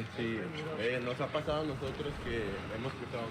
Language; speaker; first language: Spanish; native; Spanish